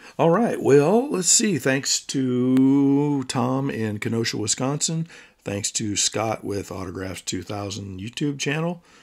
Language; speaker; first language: English; native; English